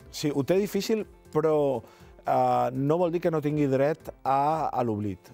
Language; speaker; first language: Catalan; native; Catalan